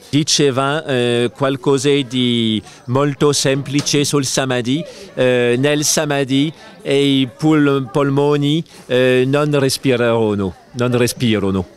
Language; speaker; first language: Italian; non-native, learner; French